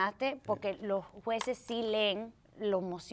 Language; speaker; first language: Spanish; early bilingual, heritage; Spanish